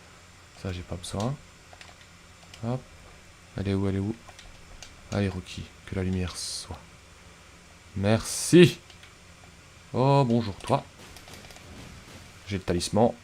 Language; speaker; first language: French; native; French